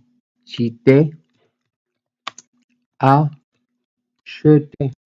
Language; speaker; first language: French; non-native, fluent; Arabic